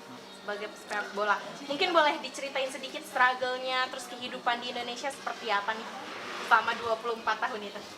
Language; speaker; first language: Indonesian; native; Indonesian